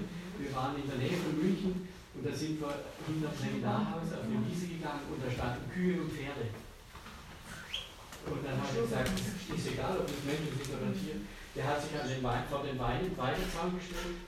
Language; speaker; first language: German; native; German